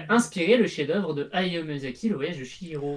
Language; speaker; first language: French; native; French